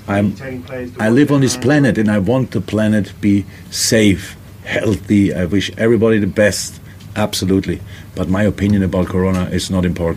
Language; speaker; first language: English; non-native, fluent; German